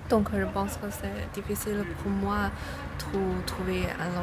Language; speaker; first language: French; non-native, learner; Chinese